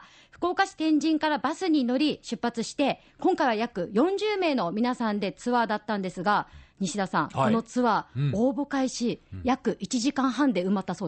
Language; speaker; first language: Japanese; native; Japanese